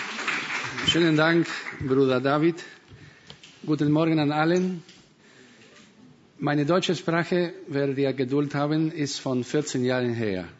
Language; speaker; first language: German; non-native, fluent; Spanish